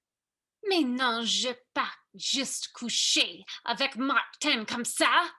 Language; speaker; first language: French; non-native, learner; English